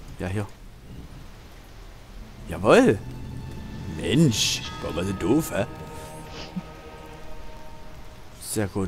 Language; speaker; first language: German; native; German